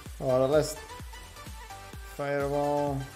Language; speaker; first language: English; non-native, learner; Portuguese